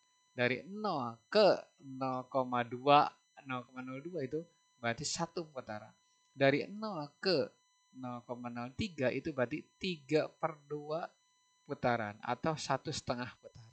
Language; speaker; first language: Indonesian; native; Indonesian